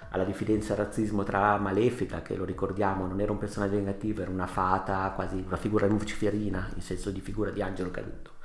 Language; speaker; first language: Italian; native; Italian